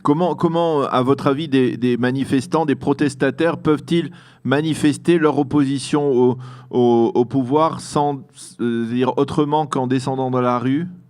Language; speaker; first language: French; native; French